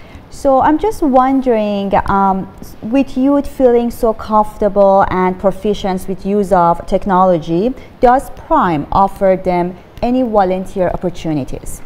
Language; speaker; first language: English; non-native, fluent; Persian